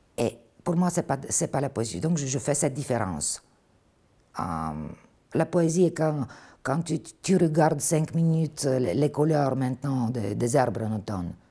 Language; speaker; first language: French; non-native, fluent; Bulgarian